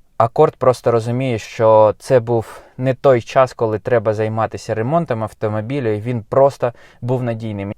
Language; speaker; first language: Ukrainian; non-native, local second language; Russian